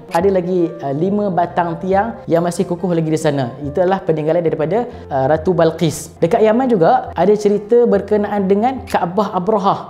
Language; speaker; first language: Malay; native; Malay